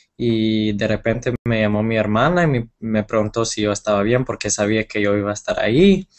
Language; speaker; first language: Spanish; non-native, fluent; English